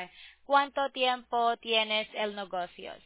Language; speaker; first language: Spanish; non-native, learner; English